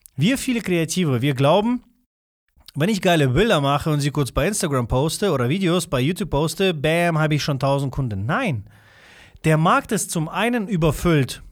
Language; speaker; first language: German; non-native, fluent; Russian